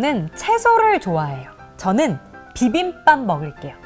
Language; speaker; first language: Korean; early bilingual, heritage; Korean